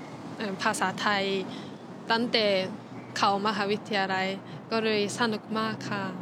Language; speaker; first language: Thai; non-native, learner; Japanese